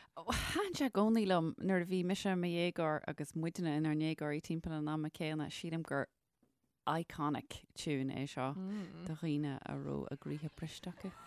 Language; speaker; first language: Irish; native; Irish